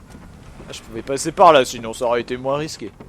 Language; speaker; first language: French; native; French